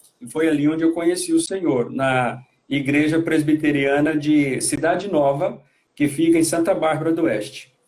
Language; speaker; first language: Portuguese; native; Portuguese